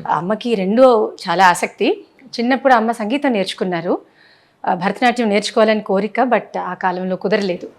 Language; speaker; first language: Telugu; non-native, local second language; Tamil